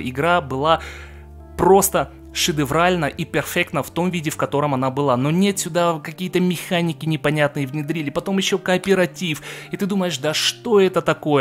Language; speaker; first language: Russian; native; Russian